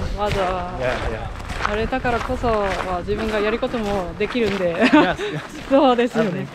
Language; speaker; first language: Japanese; non-native, fluent; Korean